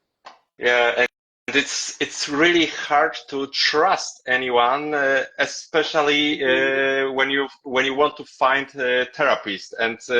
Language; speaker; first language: English; non-native, learner; Polish